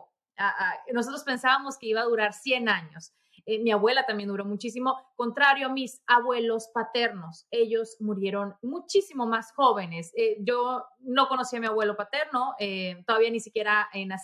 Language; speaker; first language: Spanish; native; Spanish